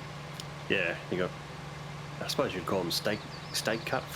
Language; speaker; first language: English; native; English